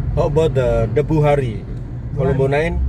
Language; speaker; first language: English; non-native, learner; Indonesian